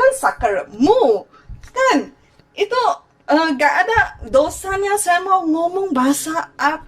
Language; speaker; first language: Indonesian; non-native, fluent; Chinese